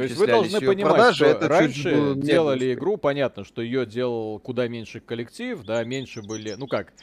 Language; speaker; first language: Russian; native; Russian